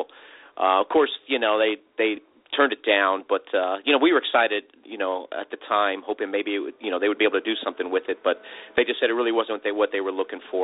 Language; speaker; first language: English; native; English